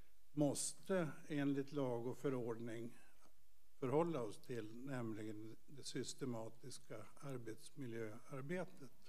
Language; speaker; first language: Swedish; native; Swedish